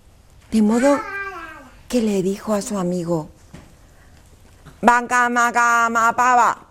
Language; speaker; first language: Spanish; native; Spanish